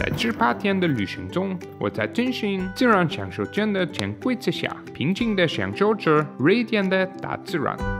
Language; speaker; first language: Chinese; native; Chinese